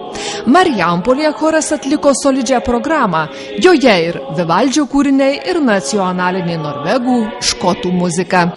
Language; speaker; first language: Lithuanian; native; Lithuanian